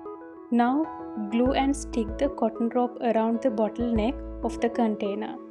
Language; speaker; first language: English; non-native, fluent; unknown